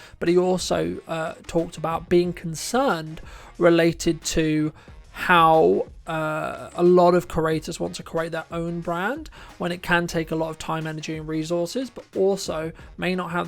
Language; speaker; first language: English; native; English